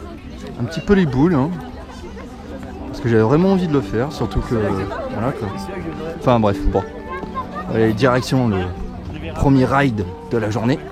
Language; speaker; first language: French; native; French